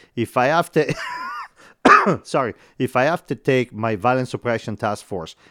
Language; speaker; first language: English; non-native, fluent; Italian